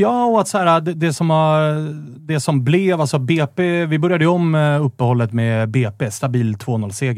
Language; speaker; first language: Swedish; native; Swedish